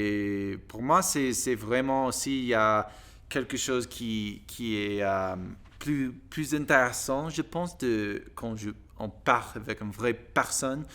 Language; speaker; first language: French; non-native, learner; English